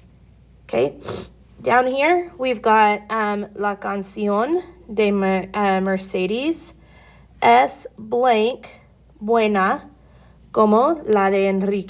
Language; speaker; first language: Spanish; non-native, fluent; English